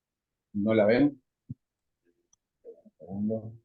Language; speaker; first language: Spanish; native; Spanish